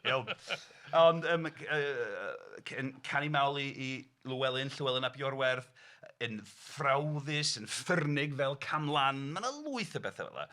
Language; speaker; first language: Welsh; native; Welsh